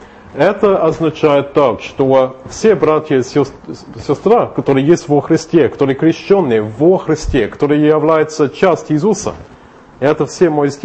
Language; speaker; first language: Russian; non-native, fluent; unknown